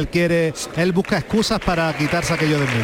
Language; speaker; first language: Spanish; native; Spanish